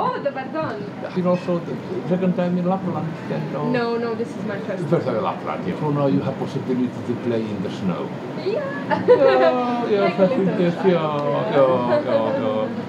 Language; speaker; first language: English; non-native, fluent; Croatian